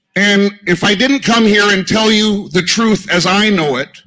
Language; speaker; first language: English; native; English